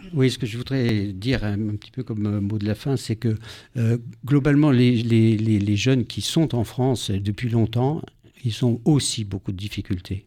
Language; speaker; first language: French; native; French